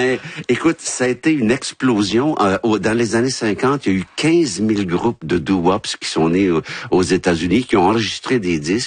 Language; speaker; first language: French; native; French